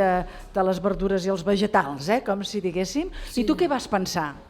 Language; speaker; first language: Catalan; native; Catalan